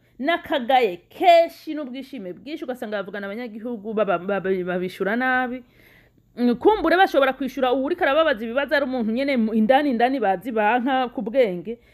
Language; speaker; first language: Rundi; native; Rundi